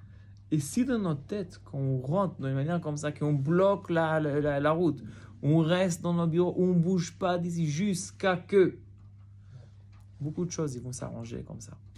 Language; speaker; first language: French; non-native, fluent; Hebrew